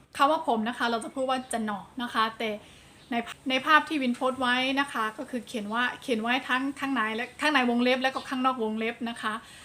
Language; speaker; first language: Thai; non-native, fluent; Burmese